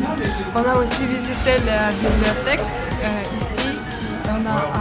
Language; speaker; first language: French; non-native, learner; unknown